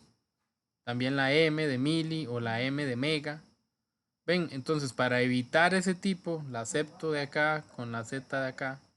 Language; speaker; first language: Spanish; native; Spanish